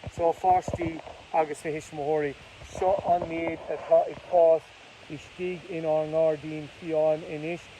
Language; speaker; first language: Irish; native; Irish